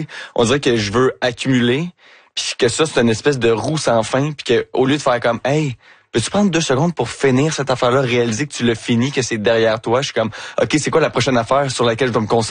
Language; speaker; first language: French; native; French